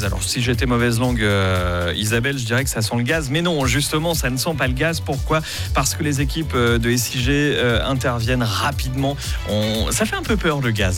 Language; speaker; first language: French; native; French